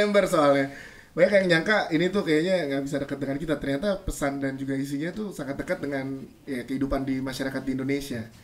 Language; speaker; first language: Indonesian; native; Indonesian